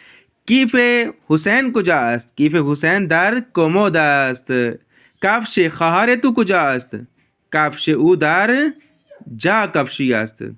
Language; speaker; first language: Persian; non-native, fluent; Urdu